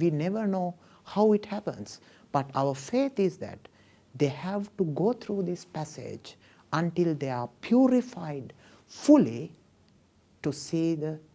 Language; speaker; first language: English; non-native, local second language; Sinhala